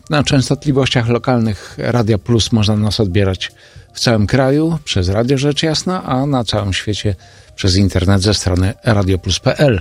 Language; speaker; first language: Polish; native; Polish